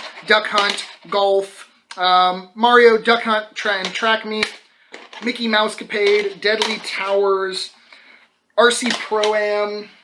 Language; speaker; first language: English; native; English